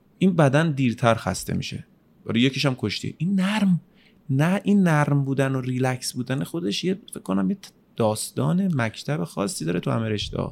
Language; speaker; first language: Persian; native; Persian